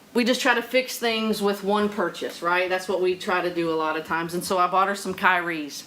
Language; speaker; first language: English; native; English